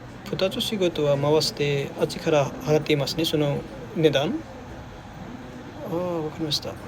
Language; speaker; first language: Japanese; non-native, fluent; Nepali